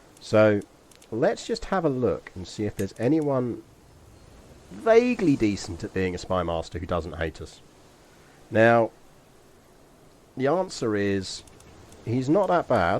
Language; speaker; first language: English; native; English